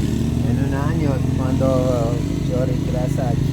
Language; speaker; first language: Spanish; non-native, learner; English